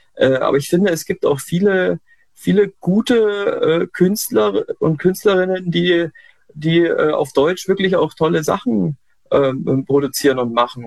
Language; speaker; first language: German; native; German